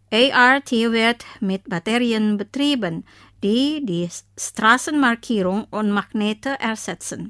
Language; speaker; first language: German; non-native, fluent; Indonesian